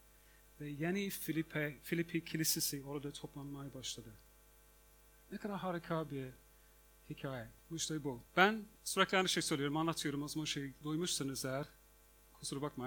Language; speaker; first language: Turkish; non-native, fluent; English